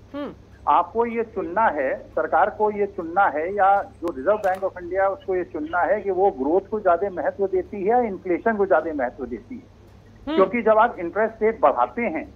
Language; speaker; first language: Hindi; native; Hindi